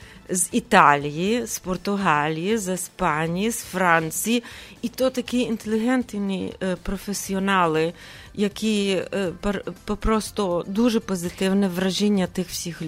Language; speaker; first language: Ukrainian; early bilingual, heritage; Ukrainian